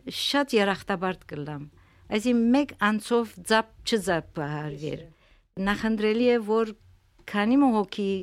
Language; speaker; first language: Armenian; early bilingual, heritage; Armenian